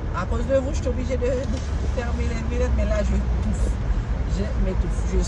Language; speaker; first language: French; non-native, local second language; Haitian Creole